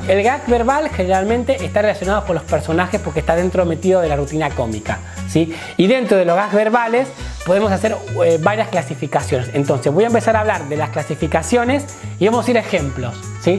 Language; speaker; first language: Spanish; native; Spanish